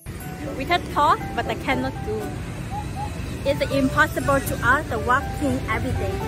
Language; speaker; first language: English; non-native, learner; Vietnamese